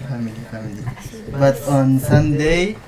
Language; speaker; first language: English; non-native, local second language; Cebuano